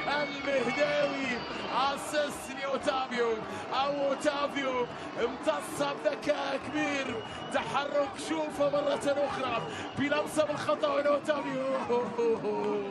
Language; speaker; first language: Arabic; native; Arabic